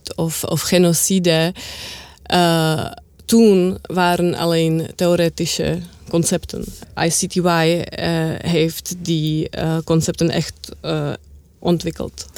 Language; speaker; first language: Dutch; non-native, learner; Czech